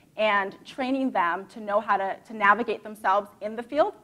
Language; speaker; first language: English; native; English